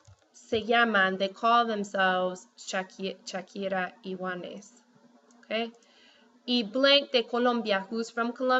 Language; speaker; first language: Spanish; non-native, fluent; English